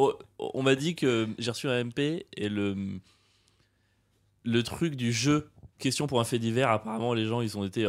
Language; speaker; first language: French; native; French